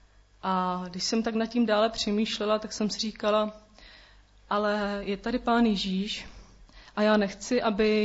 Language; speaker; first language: Czech; native; Czech